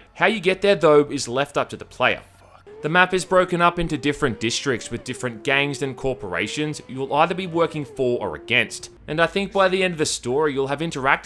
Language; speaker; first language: English; native; English